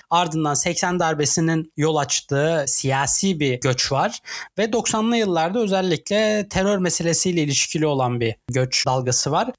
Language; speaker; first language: Turkish; native; Turkish